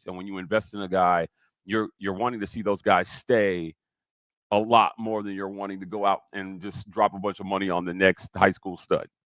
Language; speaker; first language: English; native; English